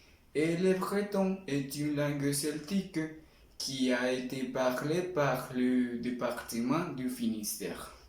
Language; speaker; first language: French; non-native, learner; Spanish